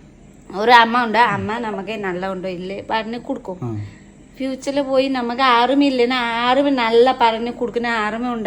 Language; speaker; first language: Malayalam; non-native, learner; Nepali